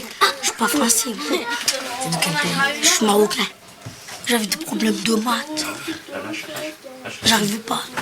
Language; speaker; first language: French; early bilingual, other home language; Arabic